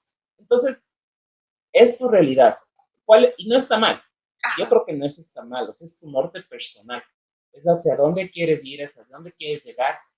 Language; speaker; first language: Spanish; native; Spanish